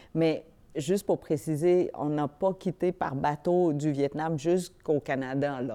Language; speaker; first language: French; early bilingual, other home language; Vietnamese